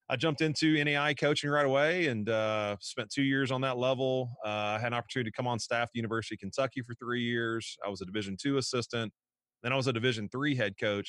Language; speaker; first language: English; native; English